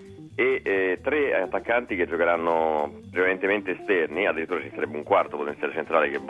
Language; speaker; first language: Italian; native; Italian